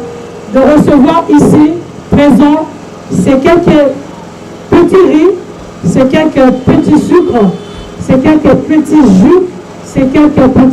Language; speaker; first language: French; non-native, local second language; Lingala